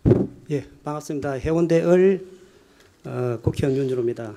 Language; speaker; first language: Korean; native; Korean